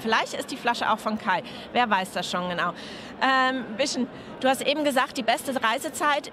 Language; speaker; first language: German; native; German